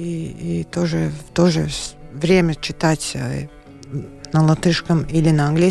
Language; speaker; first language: Russian; non-native, local second language; Latvian